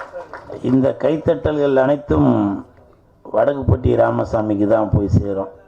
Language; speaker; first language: Tamil; native; Tamil